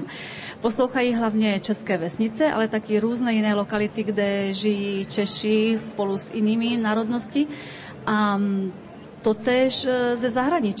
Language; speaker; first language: Czech; early bilingual, heritage; Czech